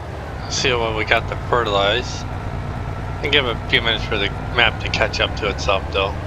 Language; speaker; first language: English; native; English